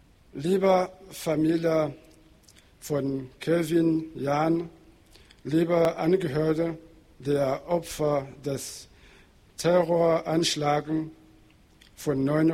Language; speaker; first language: German; non-native, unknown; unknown